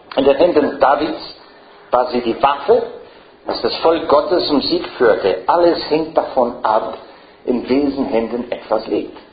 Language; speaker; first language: German; non-native, fluent; English